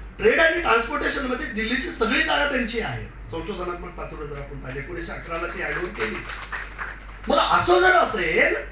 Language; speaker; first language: Marathi; non-native, local second language; Lambadi